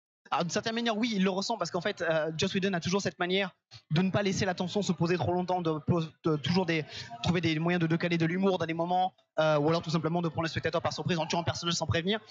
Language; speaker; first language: French; native; French